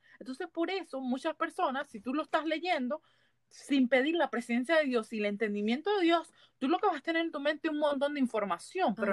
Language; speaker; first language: Spanish; early bilingual, heritage; Spanish